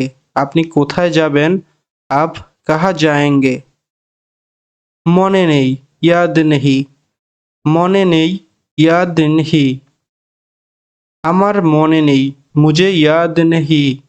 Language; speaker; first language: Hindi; non-native, fluent; Bangla